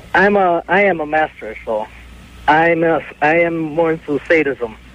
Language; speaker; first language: English; native; English